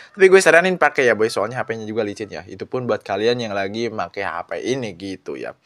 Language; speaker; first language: Indonesian; non-native, local second language; Sundanese